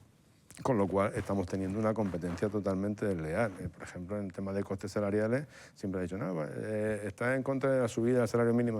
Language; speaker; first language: Spanish; native; Spanish